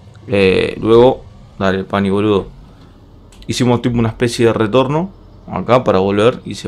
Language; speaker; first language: Spanish; native; Spanish